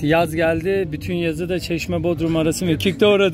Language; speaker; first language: Turkish; native; Turkish